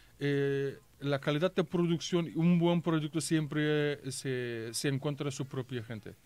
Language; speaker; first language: Spanish; non-native, fluent; Turkish